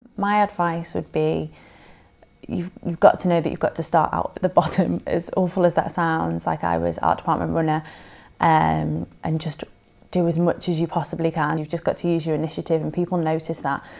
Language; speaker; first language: English; native; English